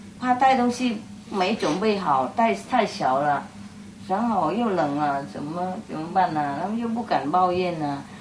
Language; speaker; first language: Chinese; non-native, fluent; Vietnamese